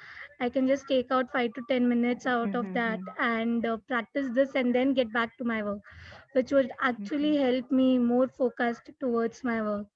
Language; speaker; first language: English; non-native, local second language; Hindi